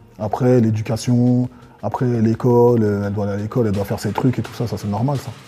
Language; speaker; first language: French; early bilingual, other home language; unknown